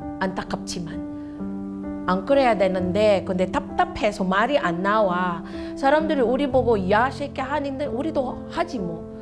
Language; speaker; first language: Korean; non-native, fluent; Filipino